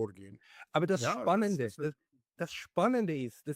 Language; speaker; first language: German; native; German